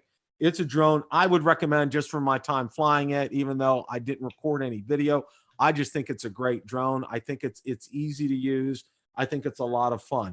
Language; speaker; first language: English; native; English